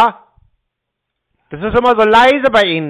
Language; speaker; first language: German; native; German